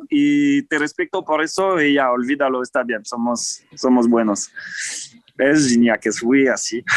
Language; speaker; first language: Spanish; non-native, fluent; French